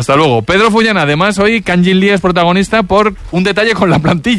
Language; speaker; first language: Spanish; native; Spanish